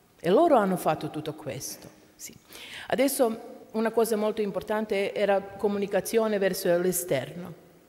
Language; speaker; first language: Italian; non-native, learner; Croatian